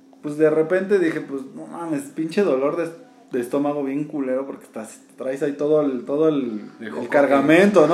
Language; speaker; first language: Spanish; native; Spanish